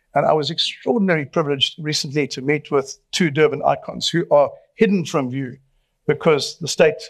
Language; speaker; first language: English; native; English